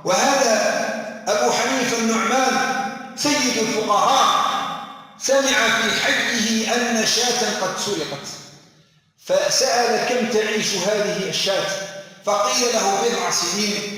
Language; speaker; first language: Arabic; native; Arabic